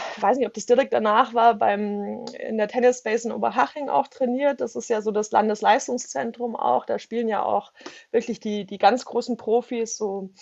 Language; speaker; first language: German; native; German